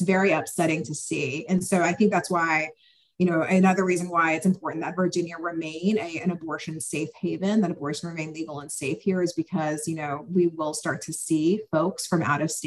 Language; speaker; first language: English; native; English